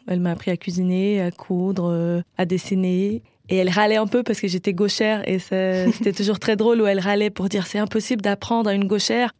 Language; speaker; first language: French; non-native, fluent; Portuguese